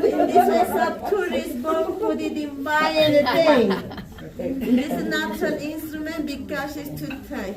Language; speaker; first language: English; non-native, learner; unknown